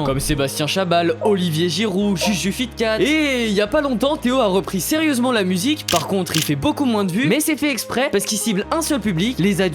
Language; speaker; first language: French; native; French